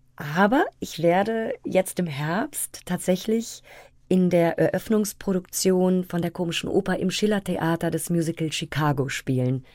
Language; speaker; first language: German; native; German